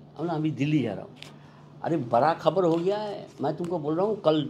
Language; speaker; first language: Hindi; non-native, local second language; Bangla